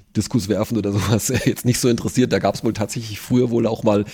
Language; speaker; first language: German; native; German